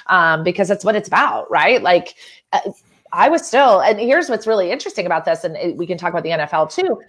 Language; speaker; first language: English; native; English